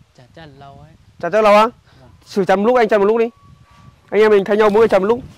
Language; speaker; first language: Vietnamese; non-native, local second language; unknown